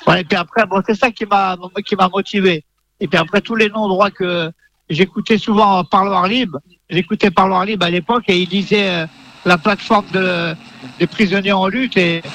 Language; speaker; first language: French; native; French